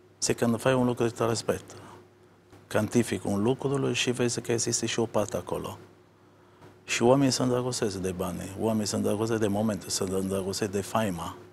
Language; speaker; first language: Romanian; non-native, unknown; Italian